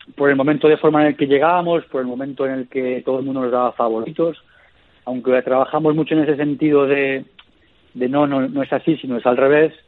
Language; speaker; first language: Spanish; native; Spanish